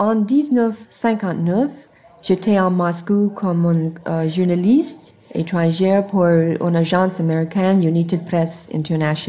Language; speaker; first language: French; non-native, learner; English